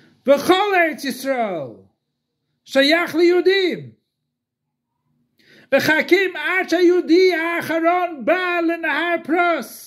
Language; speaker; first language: Hebrew; non-native, fluent; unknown